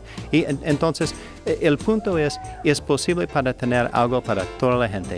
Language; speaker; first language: Spanish; non-native, learner; English